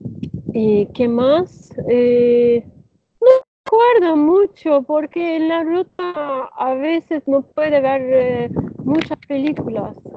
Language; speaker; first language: Spanish; non-native, learner; Turkish